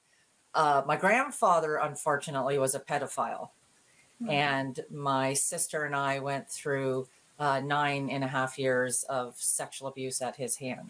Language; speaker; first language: English; native; English